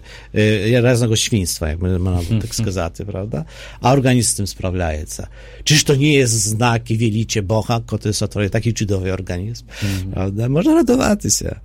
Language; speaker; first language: Polish; non-native, fluent; Ukrainian